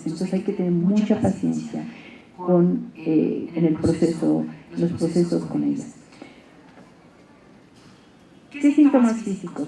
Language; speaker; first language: Spanish; native; Spanish